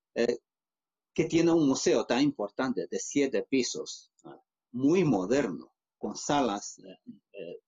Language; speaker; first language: Spanish; non-native, fluent; Chinese